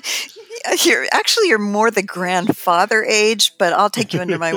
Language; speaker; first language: English; native; English